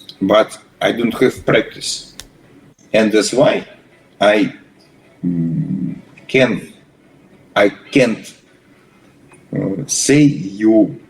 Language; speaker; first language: English; non-native, learner; Russian